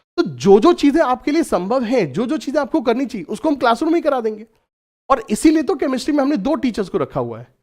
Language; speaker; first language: Hindi; native; Hindi